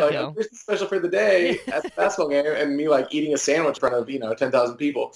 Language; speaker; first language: English; native; English